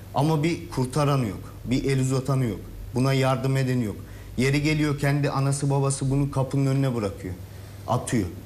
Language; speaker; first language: Turkish; native; Turkish